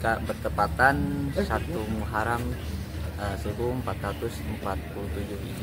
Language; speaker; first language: Indonesian; native; Indonesian